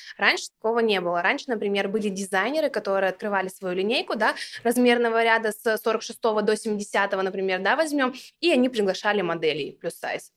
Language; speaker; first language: Russian; native; Russian